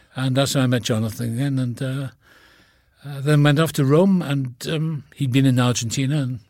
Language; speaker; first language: English; native; English